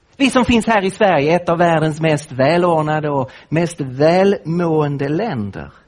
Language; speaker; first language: Swedish; native; Swedish